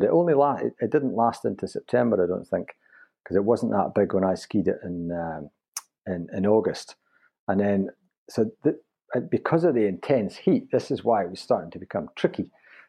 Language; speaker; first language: English; native; English